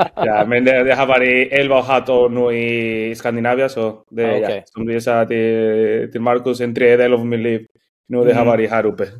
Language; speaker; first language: Swedish; non-native, fluent; Spanish